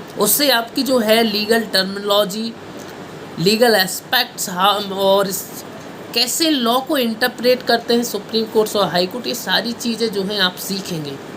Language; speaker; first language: Hindi; native; Hindi